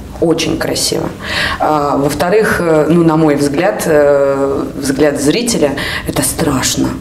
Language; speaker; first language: Russian; native; Russian